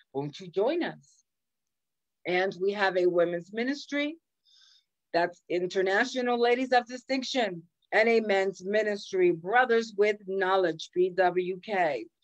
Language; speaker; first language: English; native; English